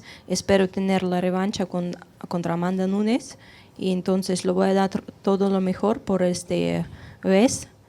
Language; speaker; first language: Spanish; non-native, fluent; Russian